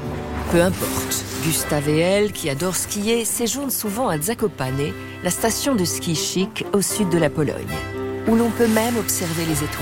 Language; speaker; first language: French; native; French